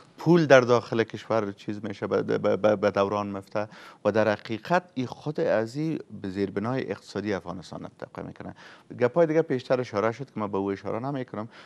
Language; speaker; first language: Persian; native; Persian